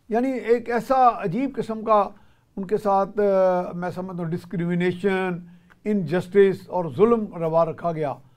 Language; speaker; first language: Urdu; native; Urdu